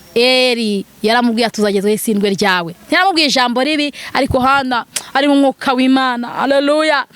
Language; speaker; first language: Kinyarwanda; native; Kinyarwanda